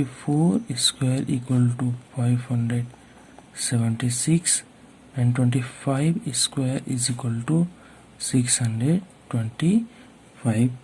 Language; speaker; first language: English; non-native, local second language; Hindi